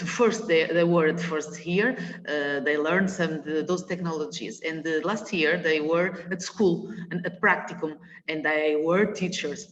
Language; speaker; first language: English; non-native, learner; Portuguese